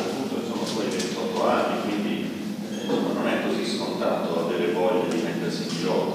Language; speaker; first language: Italian; native; Italian